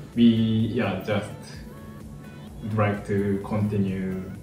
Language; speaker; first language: English; non-native, fluent; Japanese